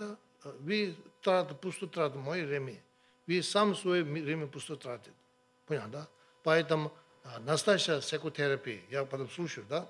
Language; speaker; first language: Russian; non-native, learner; Tibetan